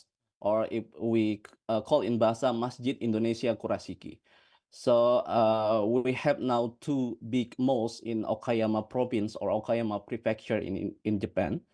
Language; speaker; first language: English; non-native, fluent; Indonesian